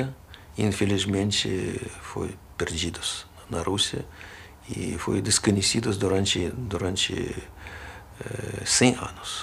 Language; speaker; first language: Portuguese; non-native, fluent; Russian